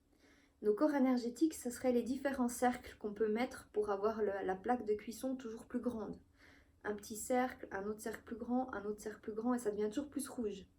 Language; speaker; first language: French; native; French